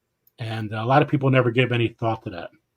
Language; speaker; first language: English; native; English